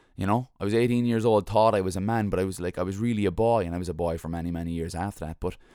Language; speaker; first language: English; native; English